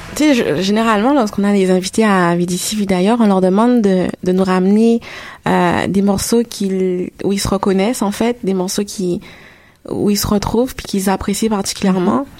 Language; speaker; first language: French; native; French